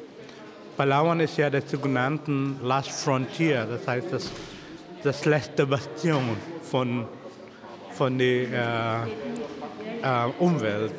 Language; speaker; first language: German; non-native, fluent; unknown